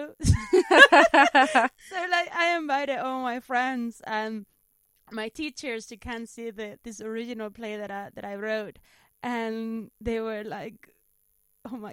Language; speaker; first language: English; non-native, fluent; Spanish